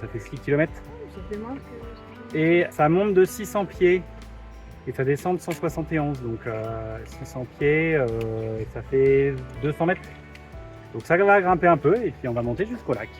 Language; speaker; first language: French; native; French